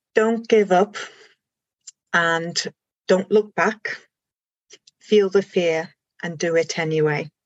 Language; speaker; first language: English; non-native, fluent; German